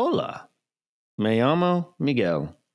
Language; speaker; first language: Spanish; non-native, learner; English